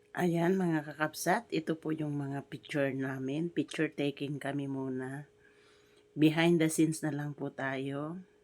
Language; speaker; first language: Filipino; native; Filipino